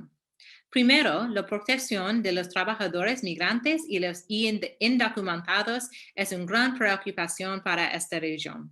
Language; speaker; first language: Spanish; early bilingual, heritage; Spanish